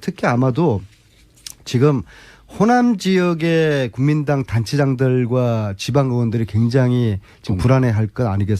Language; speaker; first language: Korean; native; Korean